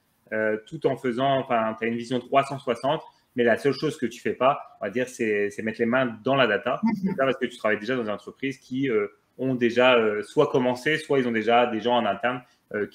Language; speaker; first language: French; native; French